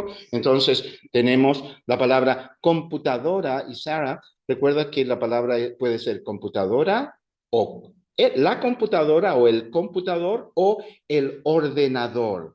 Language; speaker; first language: Spanish; non-native, fluent; English